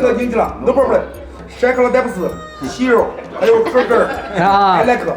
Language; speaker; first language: English; non-native, learner; Chinese